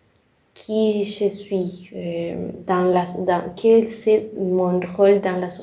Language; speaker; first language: French; non-native, learner; Spanish